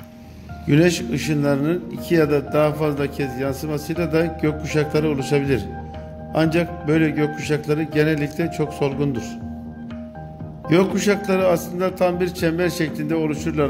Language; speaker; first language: Turkish; native; Turkish